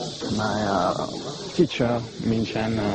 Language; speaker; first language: English; non-native, learner; French